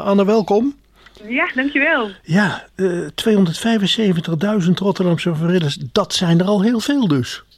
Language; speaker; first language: Dutch; native; Dutch